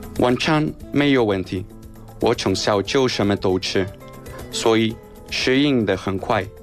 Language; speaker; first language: Chinese; non-native, learner; Spanish